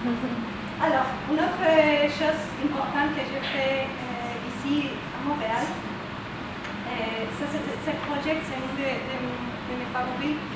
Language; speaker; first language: French; non-native, fluent; Spanish